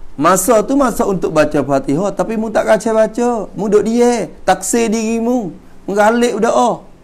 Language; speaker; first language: Malay; native; Malay